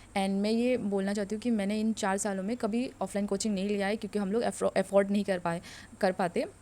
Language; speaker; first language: Hindi; non-native, local second language; Assamese